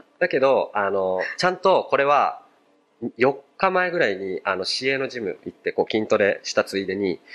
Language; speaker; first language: Japanese; early bilingual, other home language; Portuguese